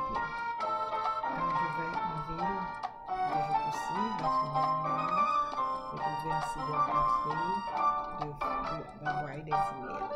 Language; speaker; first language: French; non-native, local second language; Haitian Creole